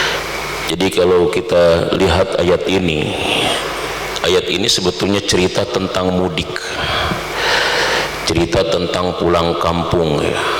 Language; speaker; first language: Indonesian; native; Indonesian